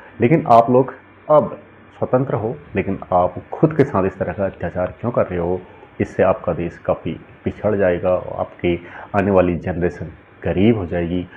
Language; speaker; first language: Hindi; native; Hindi